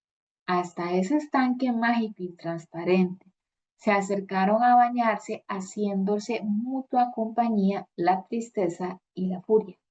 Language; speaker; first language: Spanish; native; Spanish